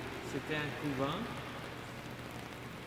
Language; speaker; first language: French; non-native, fluent; Spanish